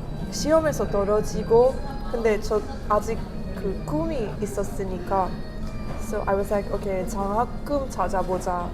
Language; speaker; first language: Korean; non-native, fluent; Hindi